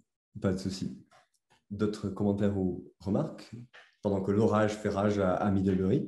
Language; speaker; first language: French; native; French